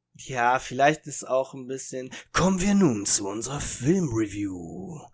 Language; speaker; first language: German; early bilingual, other home language; Italian